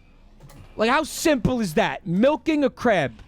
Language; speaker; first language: English; native; English